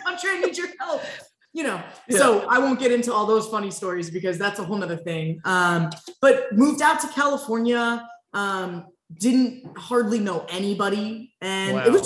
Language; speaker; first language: English; native; English